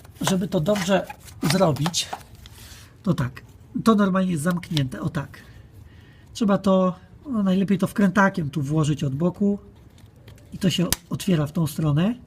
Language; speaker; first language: Polish; native; Polish